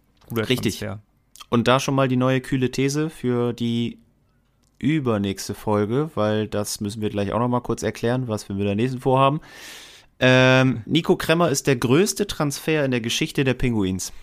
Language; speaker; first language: German; native; German